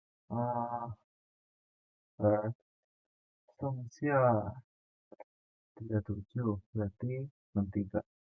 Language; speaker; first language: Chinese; non-native, fluent; Indonesian